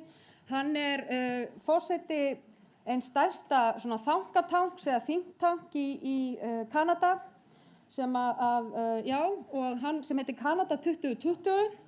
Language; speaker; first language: Icelandic; native; Icelandic